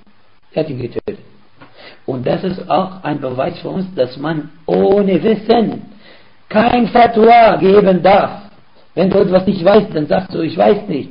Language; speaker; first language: German; non-native, fluent; Arabic